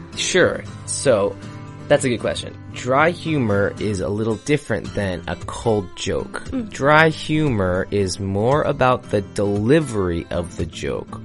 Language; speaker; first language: English; native; English